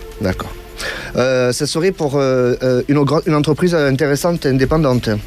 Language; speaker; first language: French; native; French